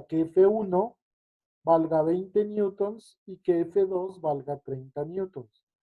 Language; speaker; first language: Spanish; native; Spanish